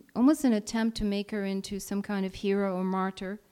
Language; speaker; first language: English; non-native, fluent; Italian